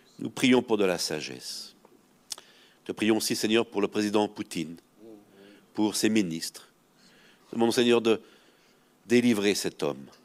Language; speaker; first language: French; native; French